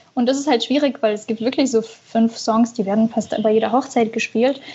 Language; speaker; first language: German; early bilingual, other home language; Russian